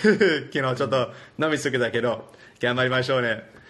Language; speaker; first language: Japanese; non-native, learner; English